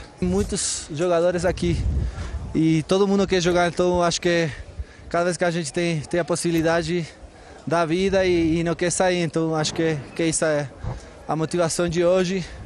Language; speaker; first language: Portuguese; non-native, fluent; Spanish